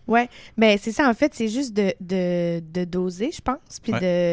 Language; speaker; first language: French; native; French